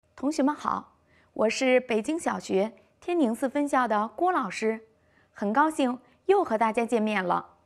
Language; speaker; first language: Chinese; native; Chinese